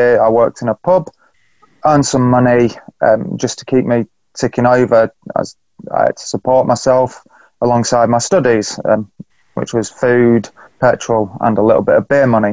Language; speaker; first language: English; native; English